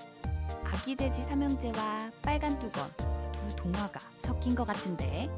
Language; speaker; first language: Korean; native; Korean